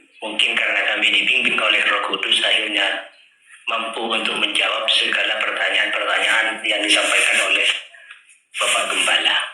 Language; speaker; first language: Indonesian; non-native, local second language; Madurese